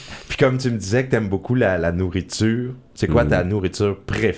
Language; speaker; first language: French; native; French